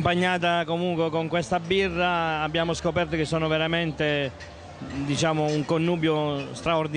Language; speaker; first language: Italian; native; Italian